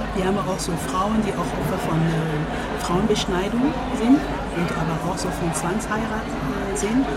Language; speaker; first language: German; non-native, fluent; French